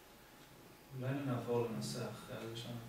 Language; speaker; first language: Hebrew; non-native, fluent; English